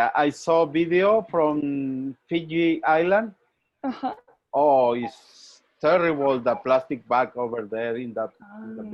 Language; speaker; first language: English; non-native, learner; Spanish